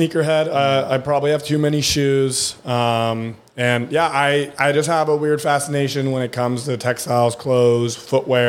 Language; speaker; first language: English; early bilingual, other home language; German